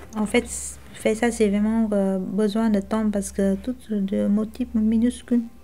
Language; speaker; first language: French; non-native, learner; Vietnamese